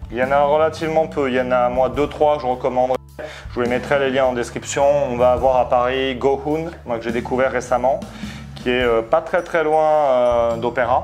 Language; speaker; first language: French; native; French